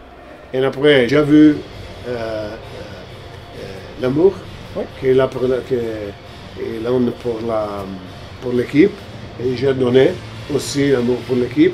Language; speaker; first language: French; non-native, learner; Italian